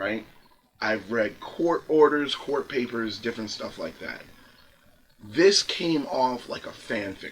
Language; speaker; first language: English; native; English